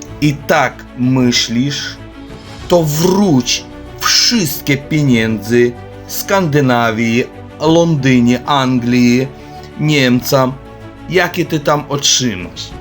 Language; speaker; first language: Polish; non-native, learner; Ukrainian